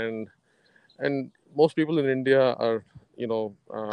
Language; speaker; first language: English; non-native, local second language; Kannada